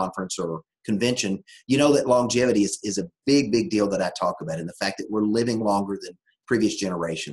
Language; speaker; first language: English; native; English